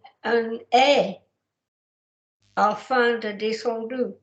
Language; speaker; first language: French; non-native, learner; English